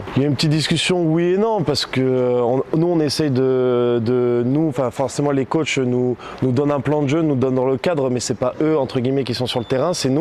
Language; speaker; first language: French; native; French